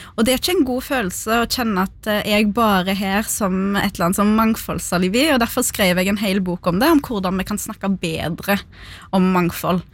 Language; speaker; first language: Norwegian; early bilingual, other home language; Arabic